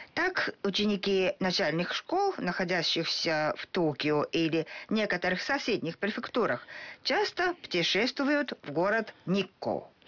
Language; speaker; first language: Russian; non-native, fluent; Japanese